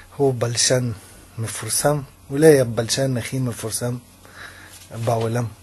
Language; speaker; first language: Hebrew; non-native, fluent; Russian